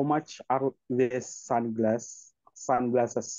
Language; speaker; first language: English; non-native, learner; Indonesian